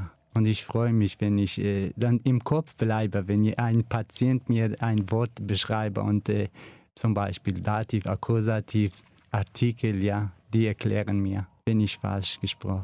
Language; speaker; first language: German; non-native, learner; Kurdish